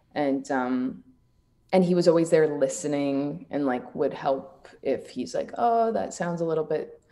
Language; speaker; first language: English; native; English